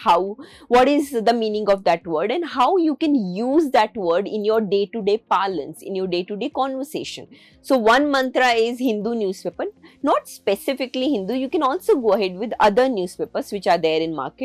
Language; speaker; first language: English; non-native, local second language; Hindi